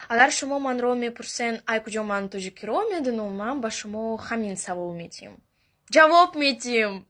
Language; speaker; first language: Tajik; non-native, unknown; Russian